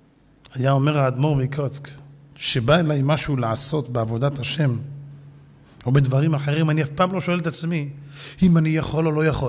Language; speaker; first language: Hebrew; native; Hebrew